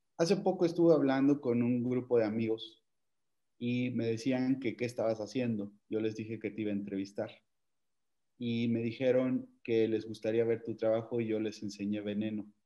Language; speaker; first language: Spanish; native; Spanish